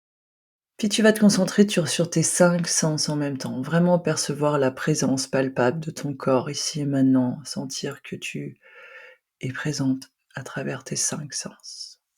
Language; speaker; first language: French; native; French